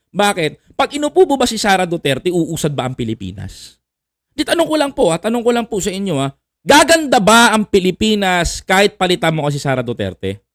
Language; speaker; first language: Filipino; native; Filipino